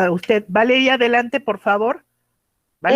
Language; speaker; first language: Spanish; native; Spanish